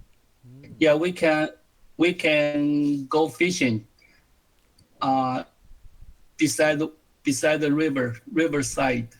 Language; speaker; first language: English; non-native, learner; Chinese